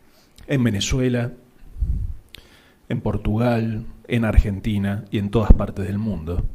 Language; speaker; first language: Spanish; native; Spanish